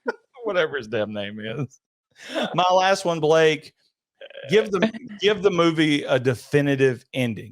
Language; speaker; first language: English; native; English